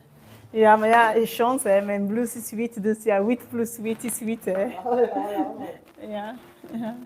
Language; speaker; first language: Dutch; non-native, learner; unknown